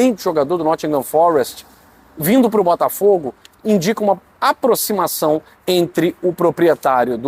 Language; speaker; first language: Portuguese; native; Portuguese